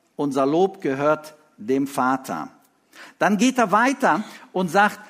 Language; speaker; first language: German; early bilingual, other home language; Russian